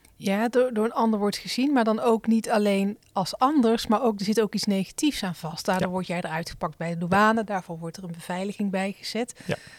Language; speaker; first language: Dutch; native; Dutch